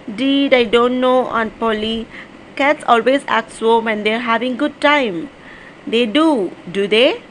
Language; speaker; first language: English; non-native, local second language; Tamil